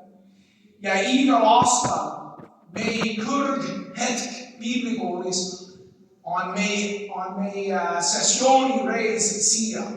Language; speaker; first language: Estonian; non-native, fluent; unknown